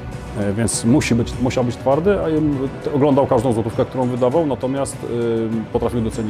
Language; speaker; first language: Polish; native; Polish